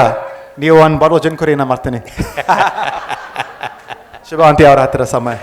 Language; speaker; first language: Kannada; non-native, fluent; English